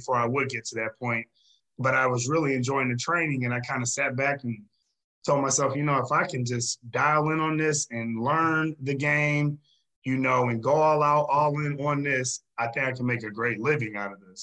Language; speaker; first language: English; native; English